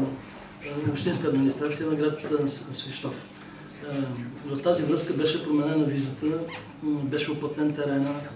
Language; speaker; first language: Bulgarian; native; Bulgarian